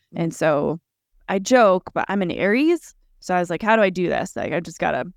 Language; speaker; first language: English; early bilingual, other home language; Russian